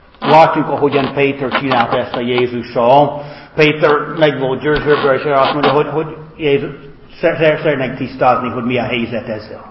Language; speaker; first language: Hungarian; non-native, learner; English